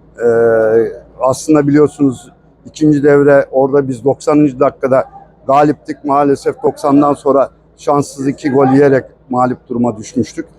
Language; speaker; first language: Turkish; native; Turkish